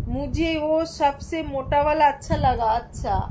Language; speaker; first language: Hindi; non-native, local second language; Bangla